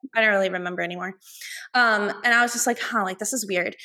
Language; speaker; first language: English; native; English